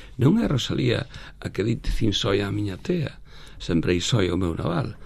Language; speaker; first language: Galician; native; Galician